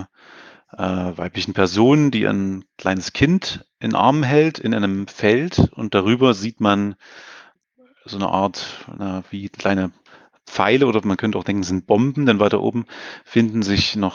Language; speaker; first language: German; native; German